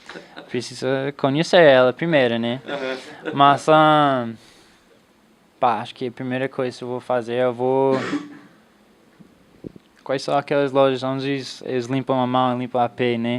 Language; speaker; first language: Portuguese; non-native, fluent; English